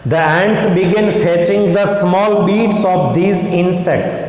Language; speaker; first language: English; non-native, local second language; Gujarati